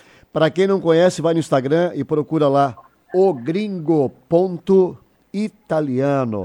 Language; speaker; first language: Portuguese; native; Portuguese